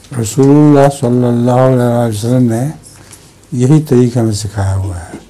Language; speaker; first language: Urdu; native; Urdu